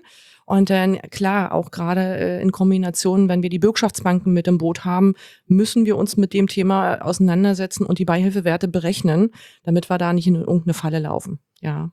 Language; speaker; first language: German; native; German